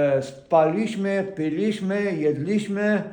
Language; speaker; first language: Polish; non-native, fluent; Ukrainian